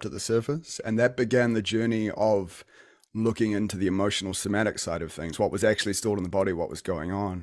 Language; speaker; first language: English; native; English